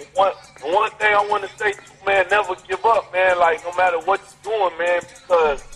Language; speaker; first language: English; native; English